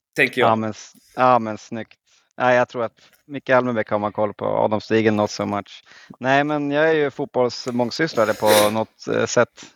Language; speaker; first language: Swedish; native; Swedish